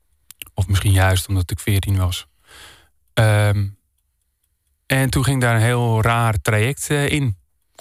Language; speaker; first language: Dutch; native; Dutch